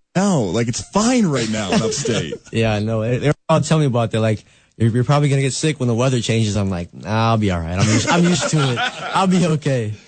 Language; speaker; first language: English; native; English